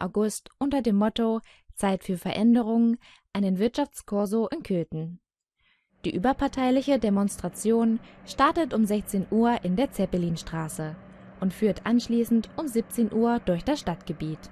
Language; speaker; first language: German; native; German